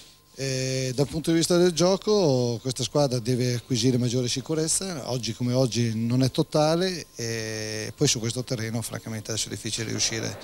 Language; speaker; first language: Italian; native; Italian